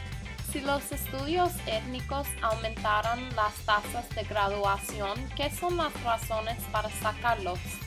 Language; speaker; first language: Spanish; non-native, learner; English